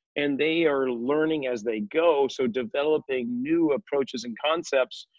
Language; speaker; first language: English; native; English